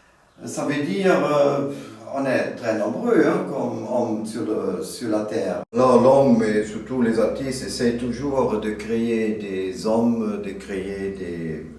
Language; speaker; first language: French; non-native, fluent; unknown